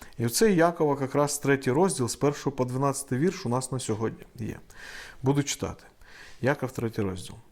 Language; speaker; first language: Ukrainian; non-native, local second language; Russian